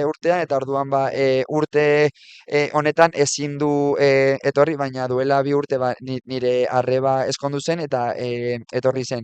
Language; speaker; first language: Basque; non-native, local second language; Spanish